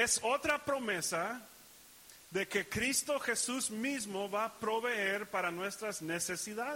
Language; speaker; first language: Spanish; early bilingual, heritage; Spanish